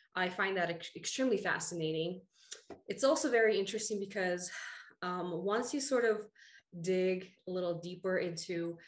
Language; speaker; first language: English; early bilingual, other home language; Russian